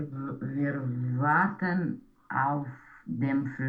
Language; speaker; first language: German; non-native, learner; Romanian